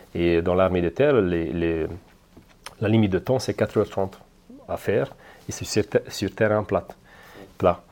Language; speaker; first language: French; non-native, fluent; Hungarian